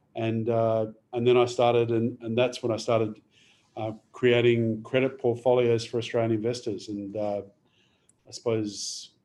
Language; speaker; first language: English; native; English